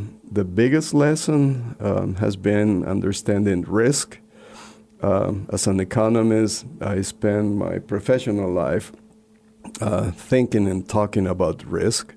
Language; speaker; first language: English; non-native, fluent; Spanish